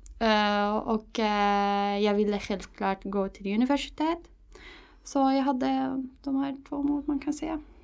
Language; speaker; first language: Swedish; non-native, fluent; Arabic